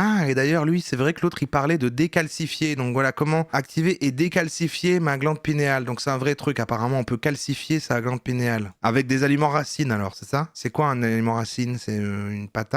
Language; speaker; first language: French; native; French